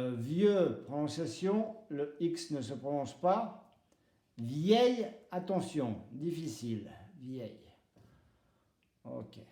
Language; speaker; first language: French; non-native, fluent; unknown